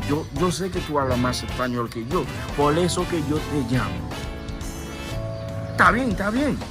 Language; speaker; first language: Spanish; non-native, learner; Haitian Creole